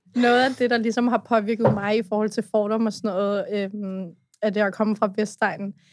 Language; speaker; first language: Danish; native; Danish